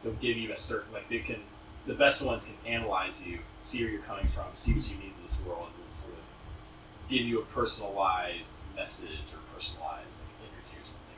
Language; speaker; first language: English; native; English